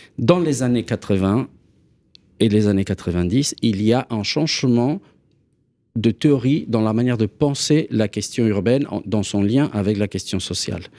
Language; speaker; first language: French; non-native, fluent; Spanish